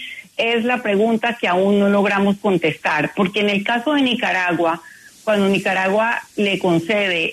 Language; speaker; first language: Spanish; native; Spanish